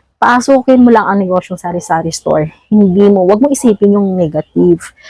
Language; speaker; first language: Filipino; non-native, local second language; Cebuano